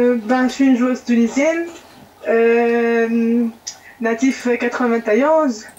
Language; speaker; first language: French; non-native, local second language; Arabic